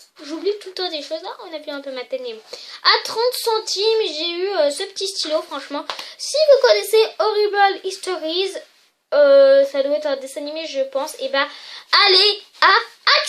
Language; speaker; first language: French; native; French